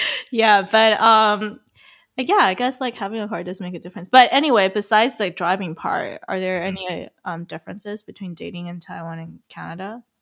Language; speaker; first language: English; early bilingual, other home language; Chinese